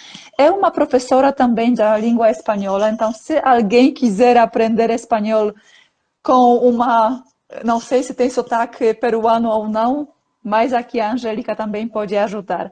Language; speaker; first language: Portuguese; non-native, fluent; Polish